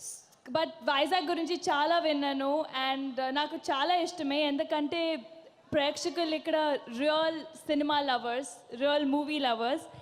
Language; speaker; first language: Telugu; non-native, fluent; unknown